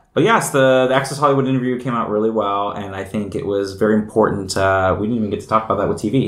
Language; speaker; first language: English; native; English